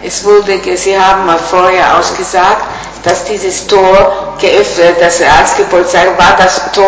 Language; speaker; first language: German; non-native, fluent; Italian